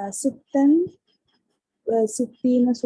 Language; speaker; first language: Arabic; non-native, learner; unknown